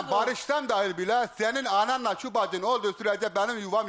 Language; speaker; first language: Turkish; native; Turkish